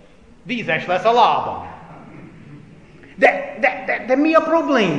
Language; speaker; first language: Hungarian; non-native, fluent; English